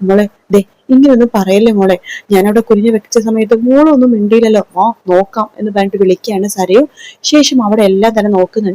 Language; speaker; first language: Malayalam; native; Malayalam